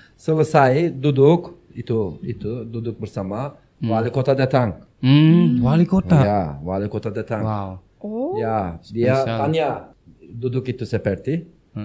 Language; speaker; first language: Indonesian; non-native, learner; Turkish